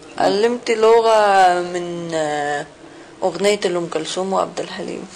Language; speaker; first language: Arabic; non-native, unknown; Russian